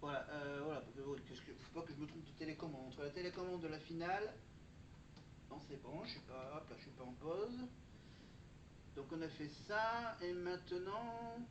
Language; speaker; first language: French; native; French